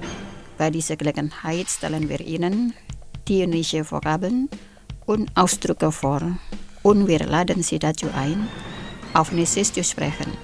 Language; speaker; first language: German; non-native, fluent; Indonesian